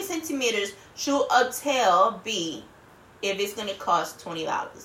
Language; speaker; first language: English; non-native, fluent; Spanish